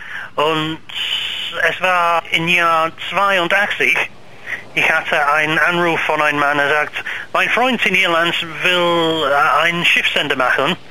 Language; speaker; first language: German; non-native, learner; English